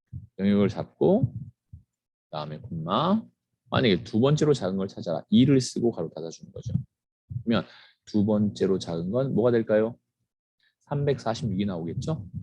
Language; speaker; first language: Korean; native; Korean